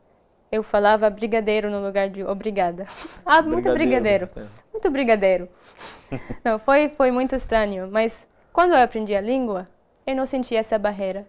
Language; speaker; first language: Portuguese; non-native, fluent; Arabic